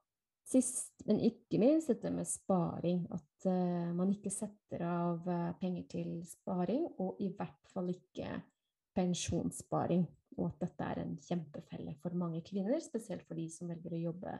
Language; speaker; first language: Norwegian; non-native, fluent; Spanish